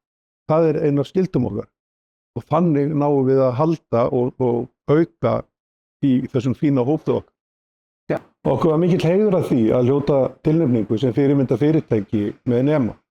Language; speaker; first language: Icelandic; native; Icelandic